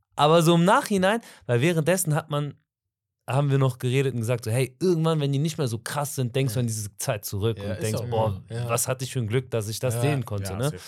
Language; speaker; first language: German; native; German